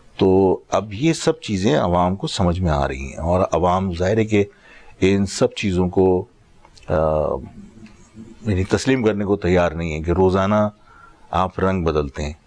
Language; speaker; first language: Urdu; native; Urdu